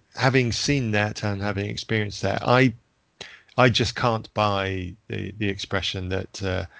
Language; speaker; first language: English; native; English